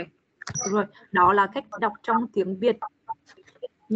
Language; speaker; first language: Vietnamese; native; Vietnamese